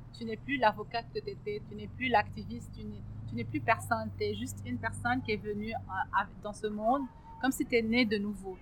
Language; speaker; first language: French; non-native, local second language; Arabic